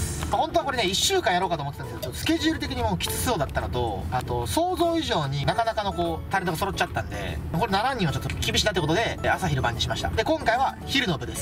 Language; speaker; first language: Japanese; native; Japanese